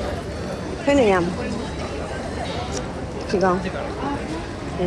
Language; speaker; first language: Japanese; non-native, learner; Filipino